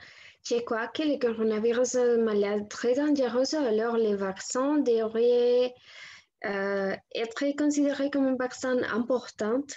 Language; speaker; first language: French; non-native, learner; Spanish